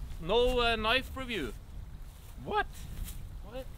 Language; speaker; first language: English; non-native, fluent; Norwegian